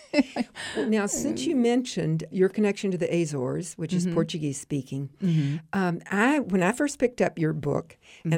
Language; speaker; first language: English; native; English